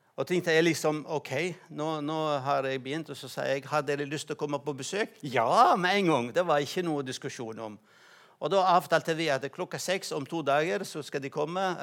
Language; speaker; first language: Norwegian; non-native, fluent; Arabic